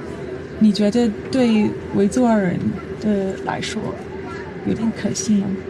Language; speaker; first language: Chinese; non-native, learner; English